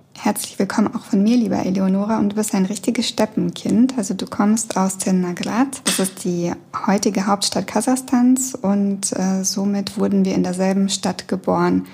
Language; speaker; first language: German; early bilingual, other home language; Russian